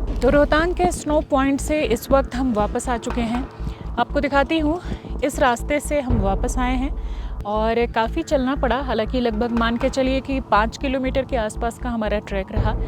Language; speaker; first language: Hindi; native; Hindi